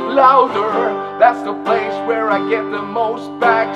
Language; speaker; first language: English; non-native, fluent; Norwegian